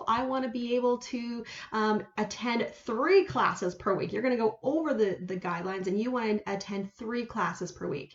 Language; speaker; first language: English; native; English